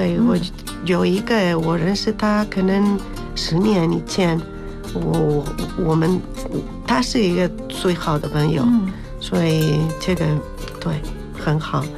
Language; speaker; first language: Chinese; non-native, learner; Spanish